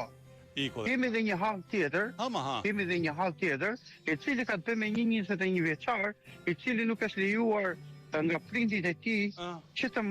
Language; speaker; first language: Albanian; native; Albanian